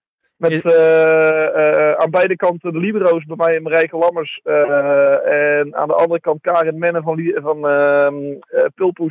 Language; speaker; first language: Dutch; native; Dutch